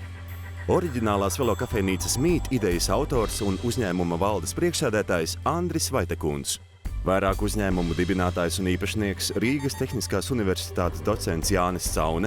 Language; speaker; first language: Latvian; native; Latvian